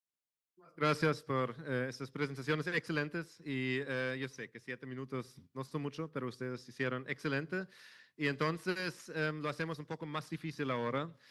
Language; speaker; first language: Spanish; non-native, fluent; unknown